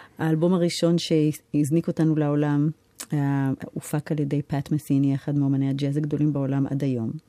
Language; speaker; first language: Hebrew; early bilingual, heritage; Hebrew